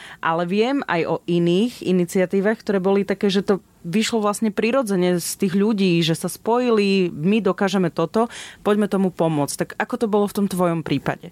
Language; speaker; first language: Slovak; native; Slovak